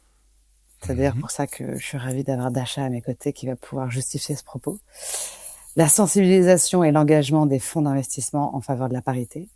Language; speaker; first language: French; native; French